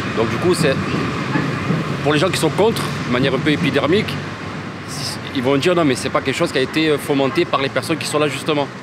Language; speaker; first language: French; native; French